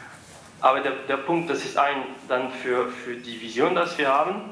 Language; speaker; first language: German; non-native, fluent; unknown